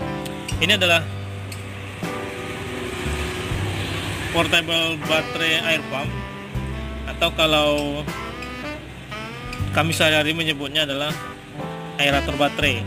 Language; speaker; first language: Indonesian; native; Indonesian